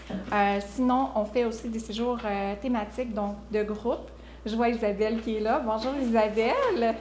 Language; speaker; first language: French; native; French